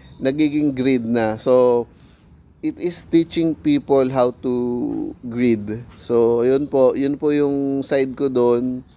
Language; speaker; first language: Filipino; native; Filipino